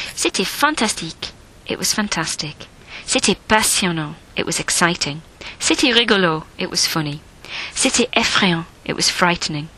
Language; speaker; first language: English; native; English